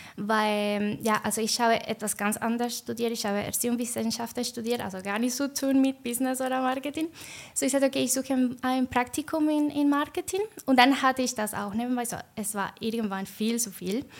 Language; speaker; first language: German; non-native, learner; Spanish